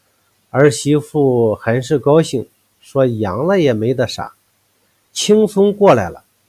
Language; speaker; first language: Chinese; native; Chinese